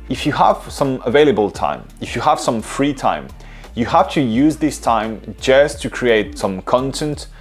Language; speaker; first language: English; non-native, fluent; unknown